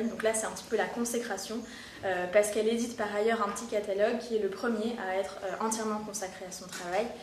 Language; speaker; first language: French; native; French